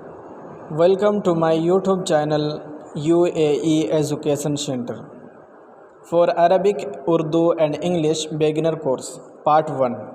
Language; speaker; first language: English; non-native, learner; Urdu